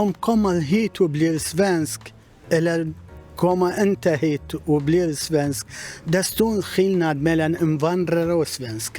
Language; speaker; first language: Swedish; non-native, learner; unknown